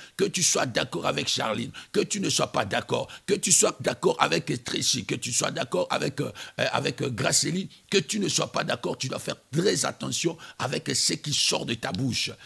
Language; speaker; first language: French; non-native, local second language; Lingala